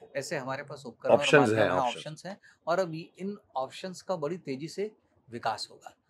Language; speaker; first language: Hindi; native; Hindi